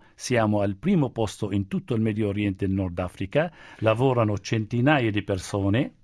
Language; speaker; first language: Italian; non-native, fluent; Arabic